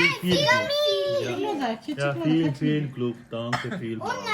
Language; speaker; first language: German; non-native, learner; Tibetan